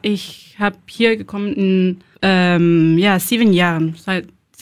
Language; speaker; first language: German; non-native, learner; Spanish